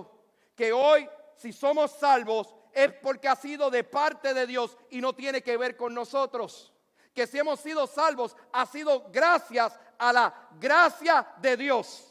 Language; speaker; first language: Spanish; native; Spanish